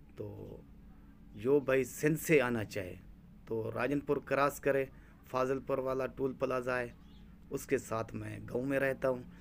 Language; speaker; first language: Urdu; non-native, local second language; Saraiki